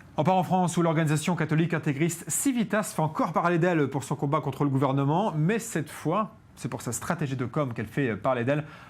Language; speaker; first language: French; native; French